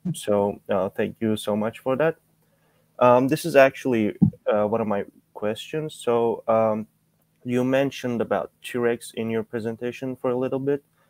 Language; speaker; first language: English; non-native, fluent; Turkish